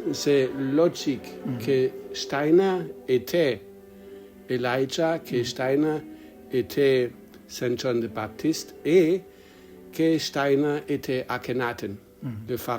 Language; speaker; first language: French; non-native, learner; English